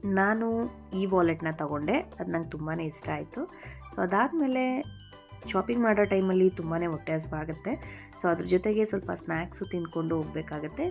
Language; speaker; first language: Kannada; native; Kannada